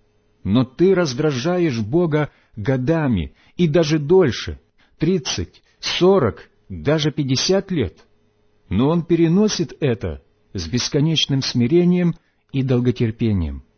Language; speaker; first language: Russian; native; Russian